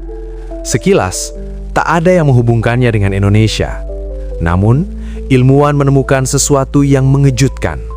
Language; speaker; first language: Indonesian; native; Indonesian